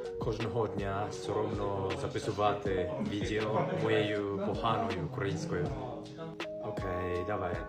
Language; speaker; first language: Ukrainian; non-native, learner; Japanese